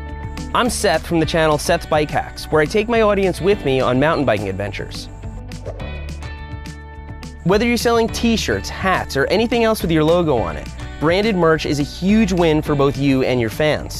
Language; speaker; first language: English; native; English